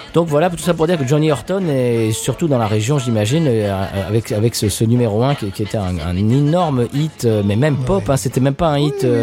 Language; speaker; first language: French; native; French